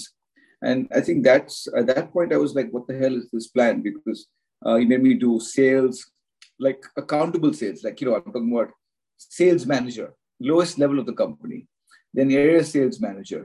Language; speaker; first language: English; non-native, local second language; Hindi